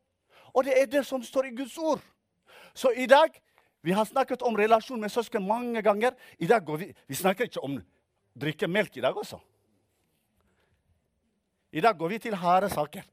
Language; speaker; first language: Norwegian; non-native, fluent; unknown